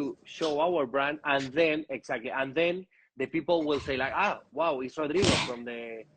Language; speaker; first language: English; non-native, learner; Spanish